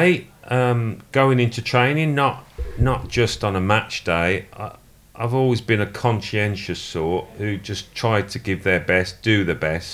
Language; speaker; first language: English; native; English